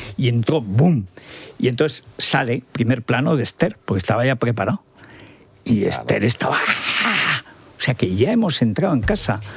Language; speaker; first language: Spanish; native; Spanish